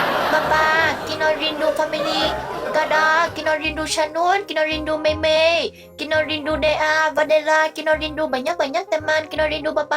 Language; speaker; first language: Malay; non-native, learner; Vietnamese